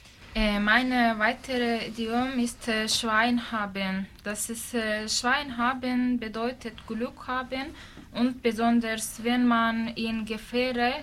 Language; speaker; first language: German; non-native, learner; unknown